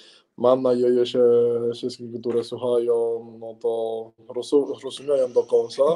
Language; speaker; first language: Polish; non-native, learner; Spanish